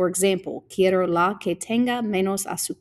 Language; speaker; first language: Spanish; non-native, fluent; English